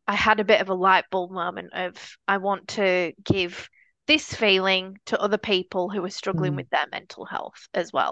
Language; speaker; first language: English; native; English